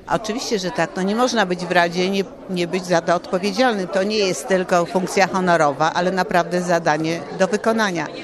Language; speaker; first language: Polish; native; Polish